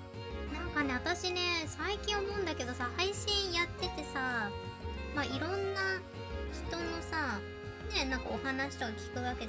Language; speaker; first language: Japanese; native; Japanese